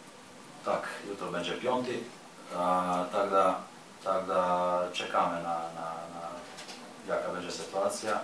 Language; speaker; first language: Polish; non-native, learner; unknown